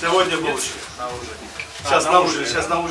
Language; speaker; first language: Russian; non-native, local second language; Kyrgyz